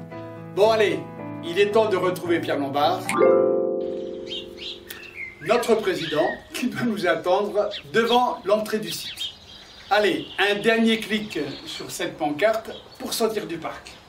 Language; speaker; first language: French; native; French